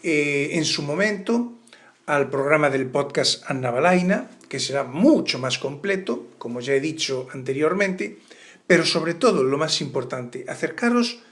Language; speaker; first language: Spanish; native; Spanish